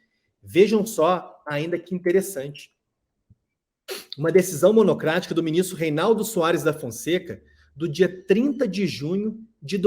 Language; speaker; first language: Portuguese; native; Portuguese